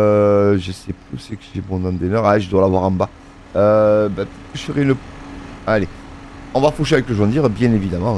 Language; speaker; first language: French; native; French